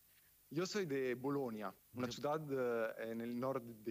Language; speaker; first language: Spanish; non-native, fluent; Italian